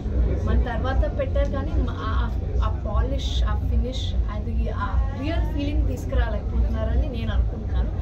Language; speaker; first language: Telugu; native; Telugu